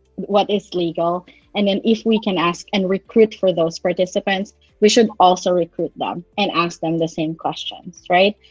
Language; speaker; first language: English; non-native, local second language; Cebuano